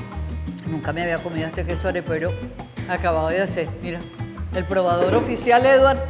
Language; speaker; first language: Spanish; native; Spanish